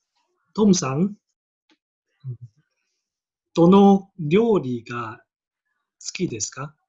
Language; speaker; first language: Japanese; non-native, learner; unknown